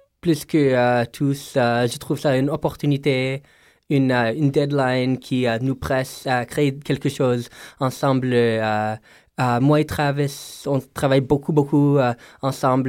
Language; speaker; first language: French; non-native, local second language; English